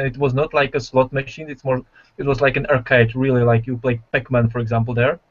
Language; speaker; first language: English; non-native, fluent; Czech